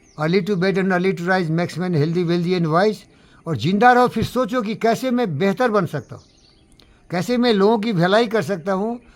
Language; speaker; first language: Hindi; non-native, local second language; Bangla